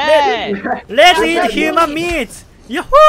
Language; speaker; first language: English; non-native, learner; Japanese